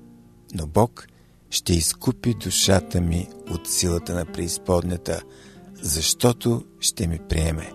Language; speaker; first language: Bulgarian; native; Bulgarian